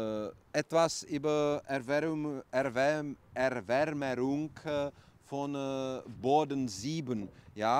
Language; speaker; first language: German; non-native, learner; Czech